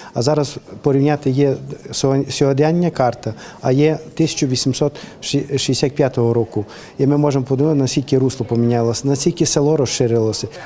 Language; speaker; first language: Ukrainian; native; Ukrainian